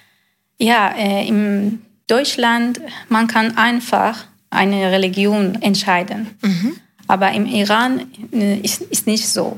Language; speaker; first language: German; non-native, learner; Persian